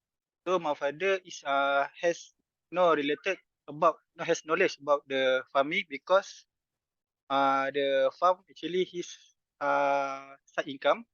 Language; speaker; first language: English; non-native, fluent; Malay